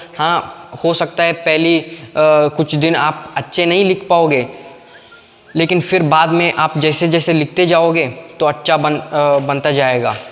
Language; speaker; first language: Hindi; non-native, local second language; Kannada